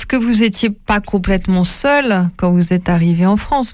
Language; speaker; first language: French; native; French